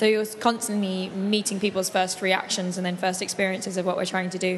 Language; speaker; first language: English; native; English